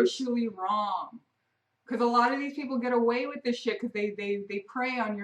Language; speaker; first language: English; native; English